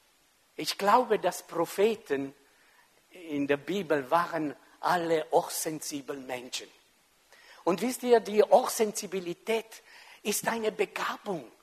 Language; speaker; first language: German; non-native, local second language; French